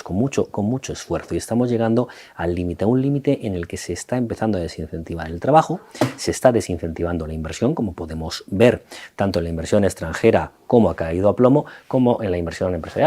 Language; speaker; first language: Spanish; native; Spanish